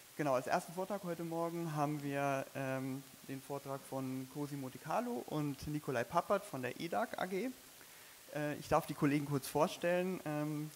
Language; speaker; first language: German; native; German